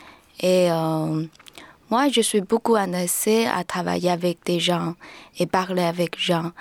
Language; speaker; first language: French; non-native, learner; Chinese